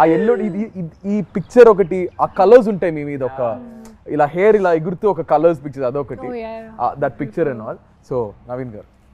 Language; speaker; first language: Telugu; native; Telugu